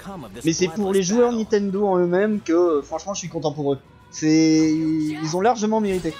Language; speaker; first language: French; native; French